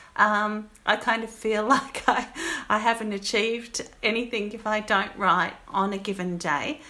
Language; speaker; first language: English; native; English